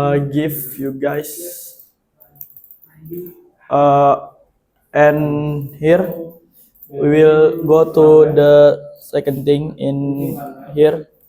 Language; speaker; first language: English; non-native, learner; Indonesian